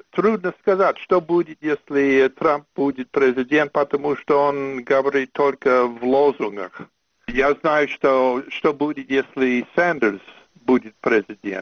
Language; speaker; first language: Russian; non-native, fluent; English